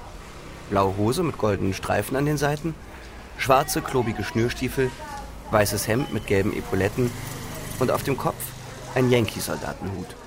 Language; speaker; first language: German; native; German